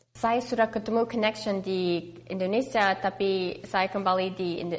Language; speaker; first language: Indonesian; early bilingual, heritage; English